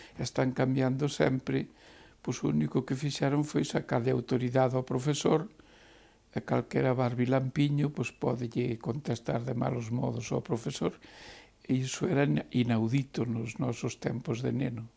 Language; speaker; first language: Galician; native; Galician